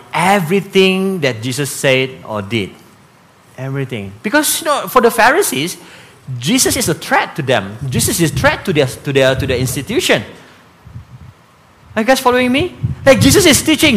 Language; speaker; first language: English; non-native, local second language; Malay